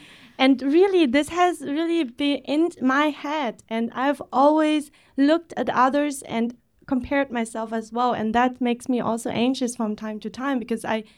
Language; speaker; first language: English; early bilingual, other home language; Vietnamese